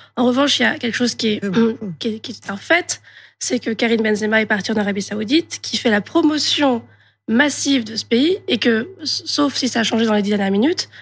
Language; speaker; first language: French; native; French